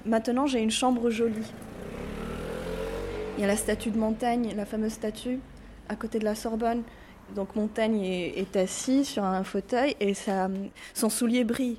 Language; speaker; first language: French; non-native, local second language; Arabic